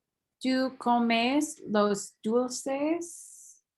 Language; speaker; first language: Spanish; non-native, learner; English